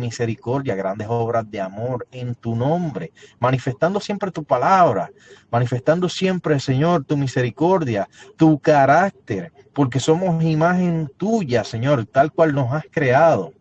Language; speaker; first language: Spanish; native; Spanish